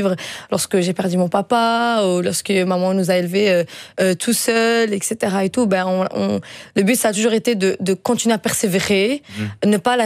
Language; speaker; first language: French; non-native, fluent; Dutch